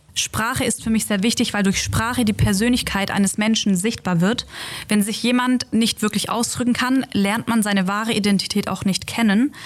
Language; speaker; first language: German; native; German